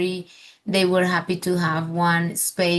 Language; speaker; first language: English; non-native, fluent; Spanish